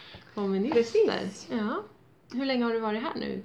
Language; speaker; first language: Swedish; native; Swedish